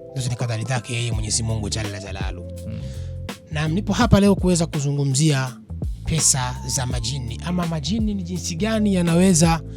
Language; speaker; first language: Swahili; native; Swahili